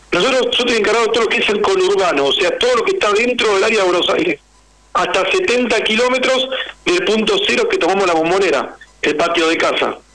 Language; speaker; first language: Spanish; native; Spanish